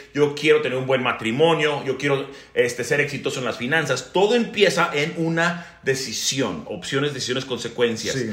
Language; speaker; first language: Spanish; native; Spanish